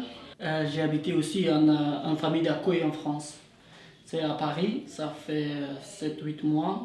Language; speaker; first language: French; non-native, learner; Persian